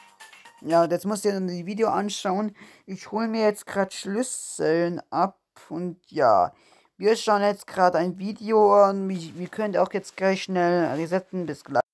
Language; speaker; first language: German; native; German